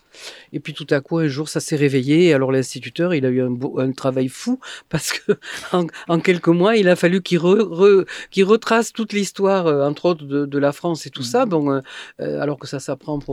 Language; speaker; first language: French; native; French